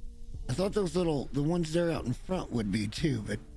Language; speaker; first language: English; native; English